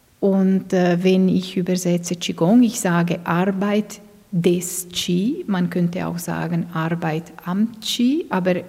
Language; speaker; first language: German; non-native, fluent; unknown